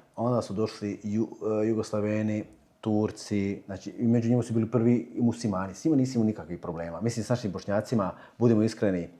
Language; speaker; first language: Croatian; early bilingual, heritage; Croatian